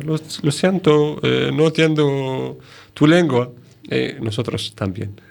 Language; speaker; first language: Spanish; non-native, learner; Arabic